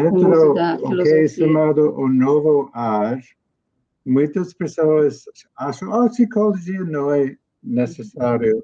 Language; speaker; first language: Portuguese; non-native, learner; English